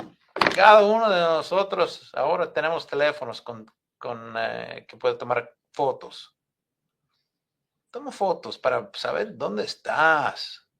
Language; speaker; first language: Spanish; non-native, fluent; English